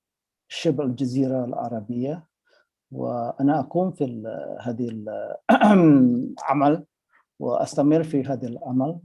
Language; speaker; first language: Arabic; non-native, fluent; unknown